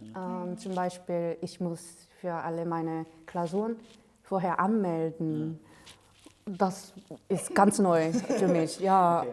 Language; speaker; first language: German; non-native, fluent; Korean